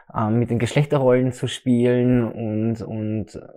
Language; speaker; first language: German; native; German